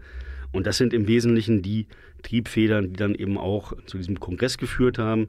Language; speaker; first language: German; native; German